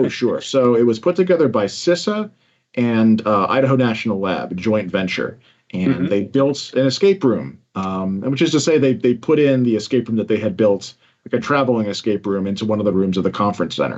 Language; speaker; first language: English; native; English